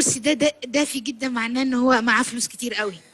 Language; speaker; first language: Arabic; native; Arabic